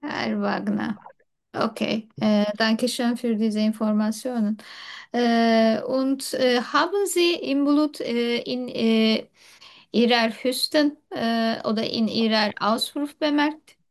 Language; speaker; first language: German; non-native, learner; Turkish